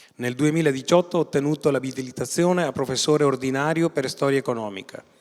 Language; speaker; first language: Italian; native; Italian